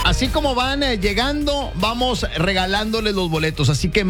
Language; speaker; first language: Spanish; native; Spanish